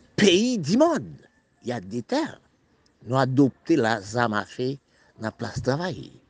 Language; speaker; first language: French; non-native, local second language; Haitian Creole